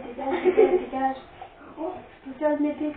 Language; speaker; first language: French; native; French